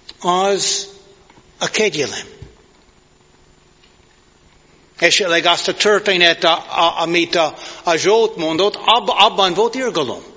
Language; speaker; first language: Hungarian; non-native, fluent; English